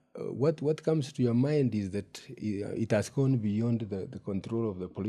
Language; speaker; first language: English; non-native, local second language; Gusii